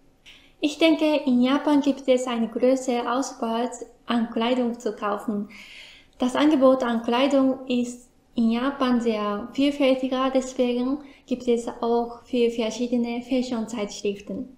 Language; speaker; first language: German; non-native, fluent; Japanese